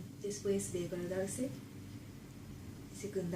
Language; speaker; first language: Spanish; non-native, learner; Japanese